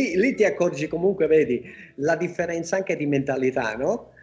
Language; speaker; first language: Italian; native; Italian